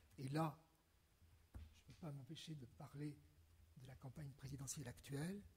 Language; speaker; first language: French; native; French